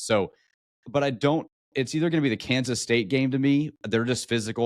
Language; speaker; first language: English; native; English